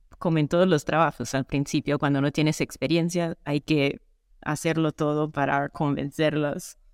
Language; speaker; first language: Spanish; non-native, fluent; Italian